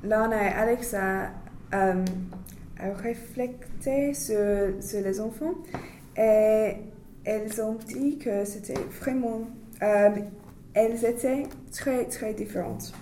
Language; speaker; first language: French; non-native, learner; English